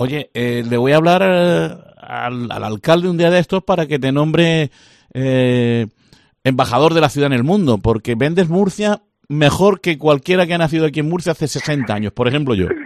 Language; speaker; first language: Spanish; native; Spanish